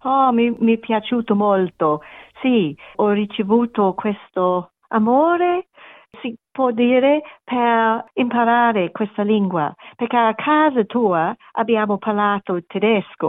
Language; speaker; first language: Italian; non-native, learner; German